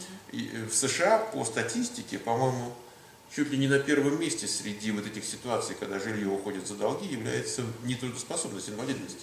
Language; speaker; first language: Russian; native; Russian